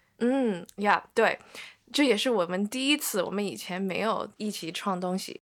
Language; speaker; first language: Chinese; early bilingual, heritage; Chinese